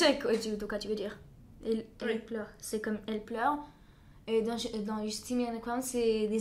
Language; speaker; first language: French; non-native, fluent; Bulgarian